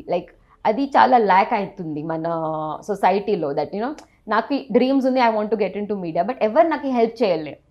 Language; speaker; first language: Telugu; non-native, local second language; Gujarati